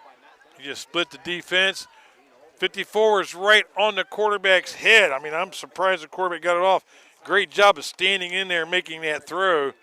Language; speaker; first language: English; native; English